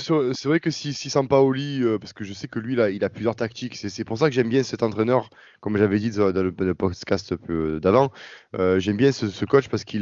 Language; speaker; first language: French; native; French